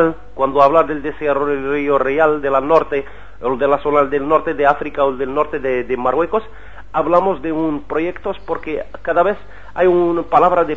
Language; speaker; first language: Spanish; non-native, learner; Arabic